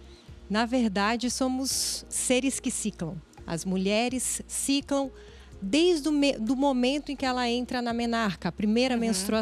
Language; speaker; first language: Portuguese; native; Portuguese